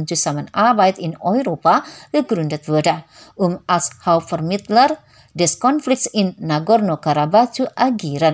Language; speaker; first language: German; non-native, fluent; Indonesian